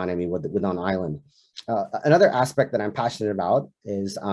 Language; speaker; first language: English; native; English